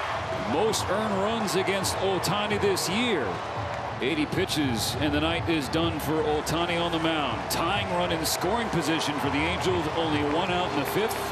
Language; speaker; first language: English; native; English